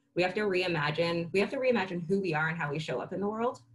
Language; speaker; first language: English; native; English